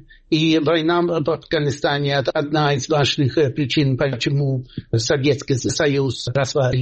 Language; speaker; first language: Russian; non-native, fluent; Swedish